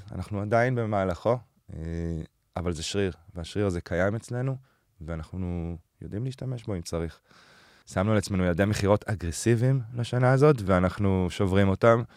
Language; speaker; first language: Hebrew; native; Hebrew